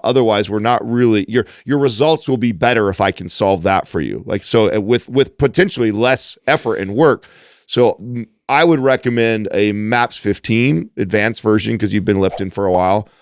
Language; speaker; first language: English; native; English